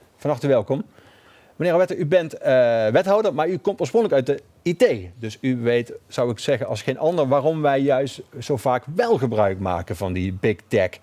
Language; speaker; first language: Dutch; native; Dutch